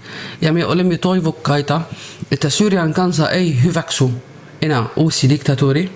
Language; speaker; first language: Finnish; non-native, learner; Arabic